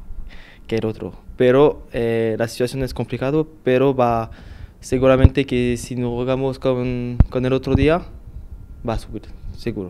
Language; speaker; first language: Spanish; non-native, learner; French